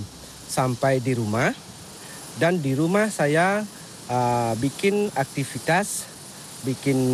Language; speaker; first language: Indonesian; non-native, local second language; Balinese